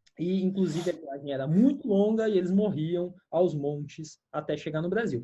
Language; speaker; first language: Portuguese; native; Portuguese